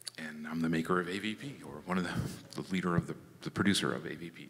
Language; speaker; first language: English; native; English